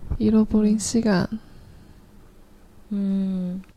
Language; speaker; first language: Korean; non-native, fluent; Chinese